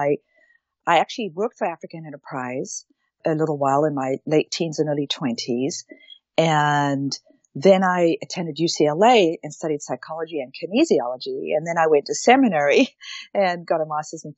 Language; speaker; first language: English; native; English